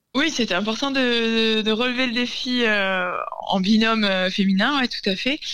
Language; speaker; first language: French; native; French